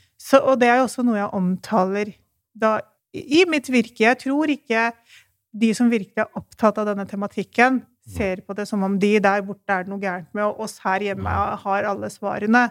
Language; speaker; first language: Norwegian; early bilingual, other home language; Urdu